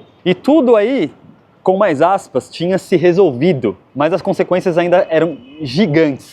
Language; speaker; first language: Portuguese; native; Portuguese